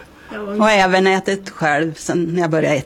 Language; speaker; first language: Swedish; native; Swedish